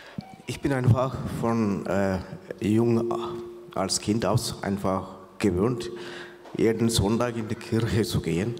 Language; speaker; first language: German; non-native, fluent; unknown